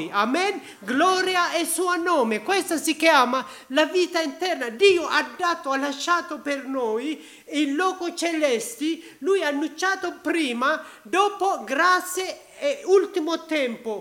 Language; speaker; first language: Italian; non-native, learner; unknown